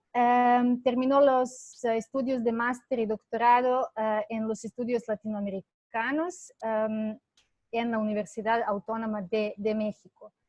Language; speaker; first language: Spanish; non-native, fluent; Serbian